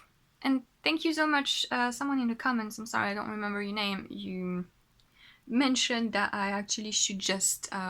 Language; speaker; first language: English; non-native, fluent; French